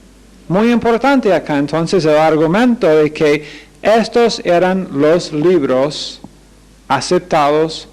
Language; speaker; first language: Spanish; non-native, fluent; English